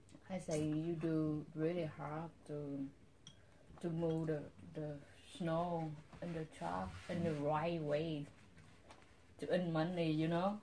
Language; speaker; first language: English; non-native, learner; Vietnamese